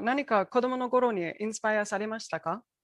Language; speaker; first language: Japanese; non-native, fluent; English